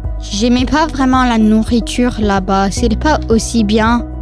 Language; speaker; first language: French; non-native, local second language; English